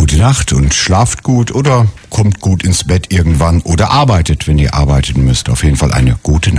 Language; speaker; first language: German; native; German